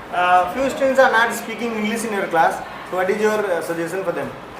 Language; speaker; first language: English; non-native, local second language; Hindi